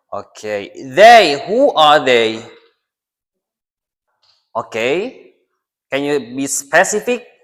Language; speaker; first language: English; non-native, learner; Indonesian